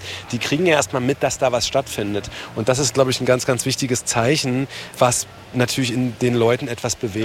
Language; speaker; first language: German; native; German